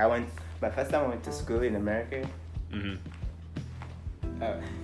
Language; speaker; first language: English; early bilingual, other home language; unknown